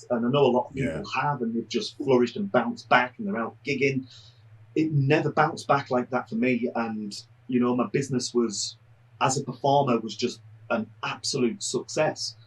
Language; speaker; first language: English; native; English